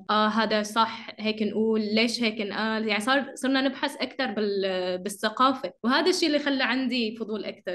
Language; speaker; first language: Arabic; native; Arabic